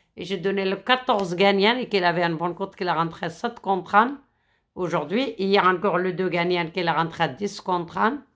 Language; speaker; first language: French; non-native, fluent; Arabic